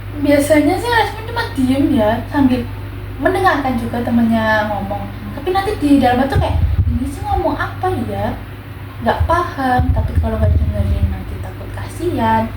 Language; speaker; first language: Indonesian; non-native, local second language; Javanese